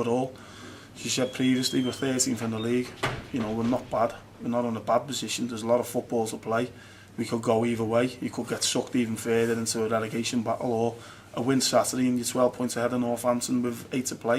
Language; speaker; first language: English; native; English